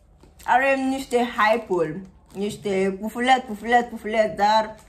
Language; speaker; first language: Romanian; non-native, learner; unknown